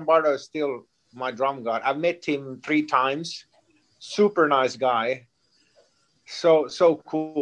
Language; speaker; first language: English; non-native, fluent; Swedish